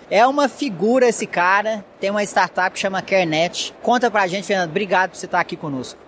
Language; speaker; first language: Portuguese; native; Portuguese